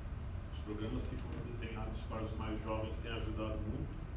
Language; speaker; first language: Portuguese; native; Portuguese